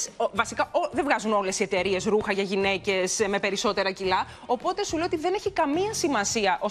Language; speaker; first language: Greek; native; Greek